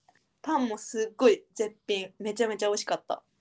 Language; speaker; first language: Japanese; native; Japanese